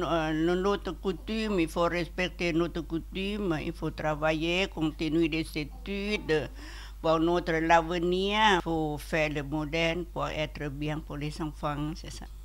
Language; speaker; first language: French; non-native, learner; Lao